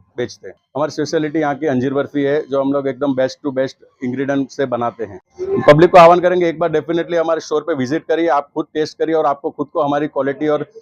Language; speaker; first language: Hindi; non-native, local second language; Gujarati